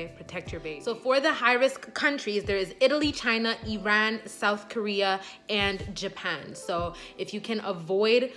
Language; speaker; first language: English; native; English